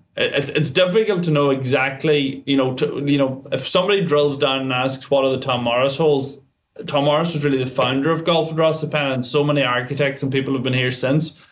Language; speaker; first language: English; native; English